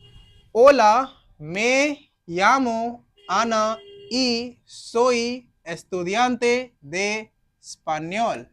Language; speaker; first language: Spanish; non-native, fluent; Hindi